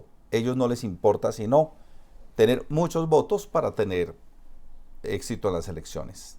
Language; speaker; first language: Spanish; native; Spanish